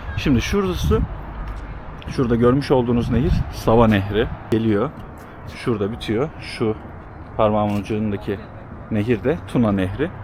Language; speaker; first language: Turkish; native; Turkish